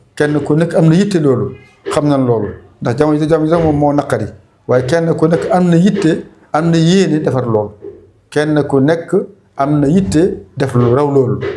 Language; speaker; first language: Wolof; non-native, local second language; Fula